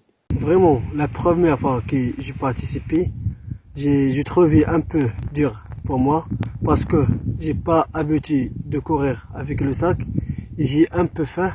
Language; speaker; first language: French; non-native, local second language; Arabic